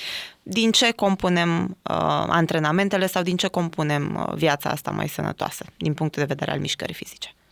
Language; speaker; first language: Romanian; native; Romanian